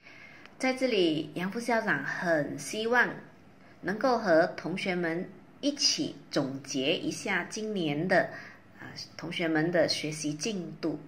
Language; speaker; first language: Chinese; native; Chinese